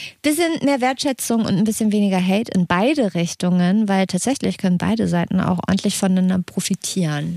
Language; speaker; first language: German; native; German